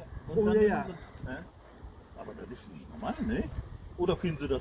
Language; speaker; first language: German; native; German